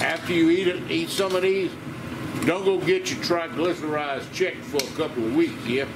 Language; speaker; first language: English; native; English